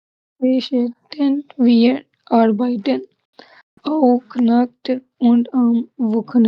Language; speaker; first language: German; non-native, learner; Urdu